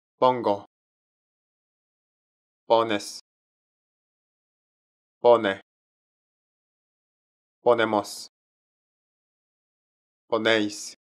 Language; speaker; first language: Spanish; non-native, learner; Korean